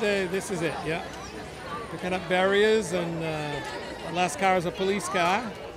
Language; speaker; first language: English; early bilingual, other home language; French